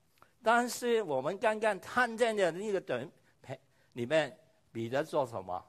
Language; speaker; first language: Chinese; non-native, local second language; Cantonese